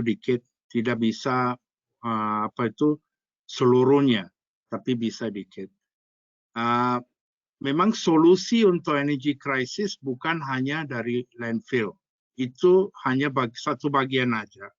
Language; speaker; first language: Indonesian; non-native, fluent; English